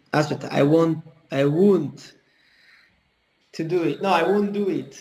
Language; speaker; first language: English; non-native, learner; Italian